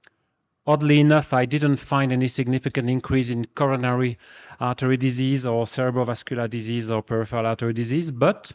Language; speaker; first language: English; non-native, fluent; French